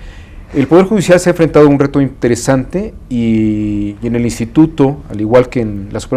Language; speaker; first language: Spanish; native; Spanish